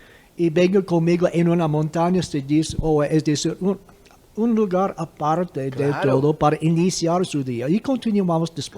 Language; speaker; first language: Spanish; non-native, fluent; English